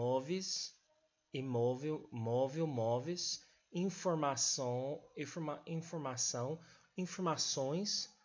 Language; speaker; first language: Portuguese; non-native, fluent; English